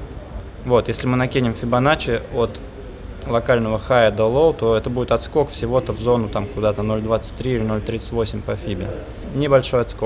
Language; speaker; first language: Russian; native; Russian